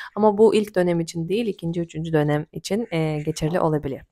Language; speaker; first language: Turkish; non-native, fluent; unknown